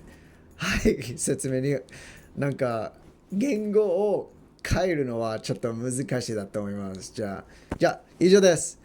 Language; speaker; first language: Japanese; non-native, learner; English